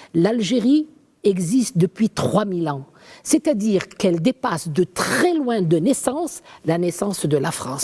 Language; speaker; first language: French; non-native, local second language; Arabic